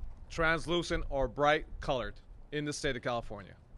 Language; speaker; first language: English; early bilingual, other home language; Spanish